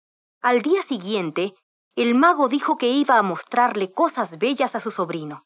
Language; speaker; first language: Spanish; native; Spanish